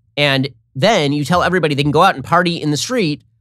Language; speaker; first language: English; native; English